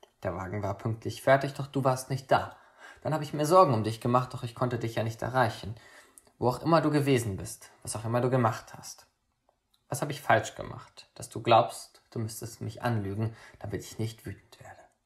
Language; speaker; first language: German; native; German